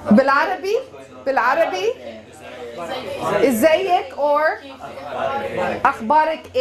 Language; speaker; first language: Arabic; non-native, fluent; English